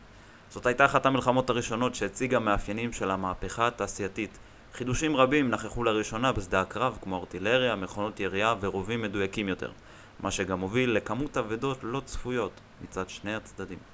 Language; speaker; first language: Hebrew; native; Hebrew